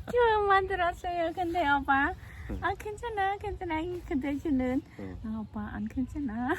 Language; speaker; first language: Korean; non-native, learner; Khmer